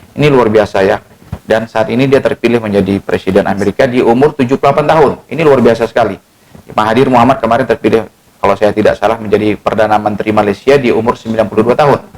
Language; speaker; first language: Indonesian; native; Indonesian